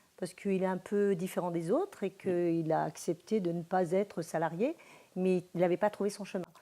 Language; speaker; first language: French; early bilingual, other home language; Spanish